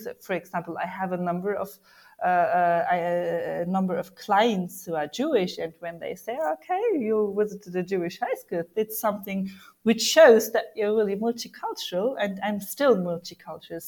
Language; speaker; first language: English; non-native, fluent; German